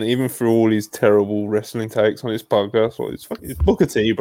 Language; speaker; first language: English; native; English